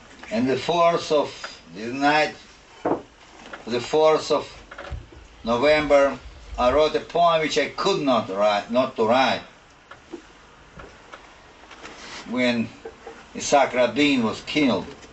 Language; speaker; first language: English; non-native, fluent; Russian